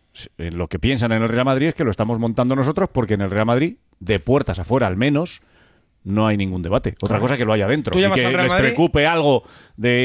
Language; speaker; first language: Spanish; native; Spanish